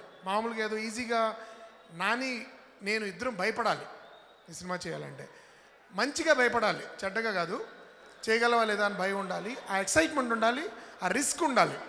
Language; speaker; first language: Telugu; native; Telugu